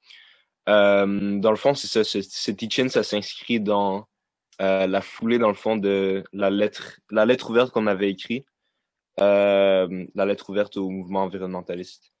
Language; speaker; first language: French; native; French